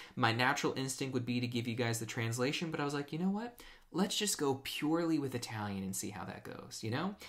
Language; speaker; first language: English; native; English